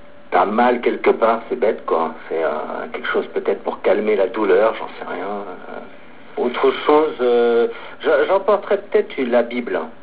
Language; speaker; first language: French; non-native, fluent; Korean